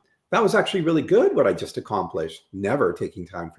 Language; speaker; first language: English; native; English